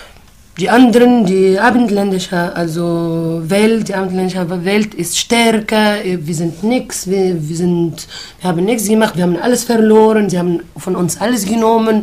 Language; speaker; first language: German; non-native, fluent; Arabic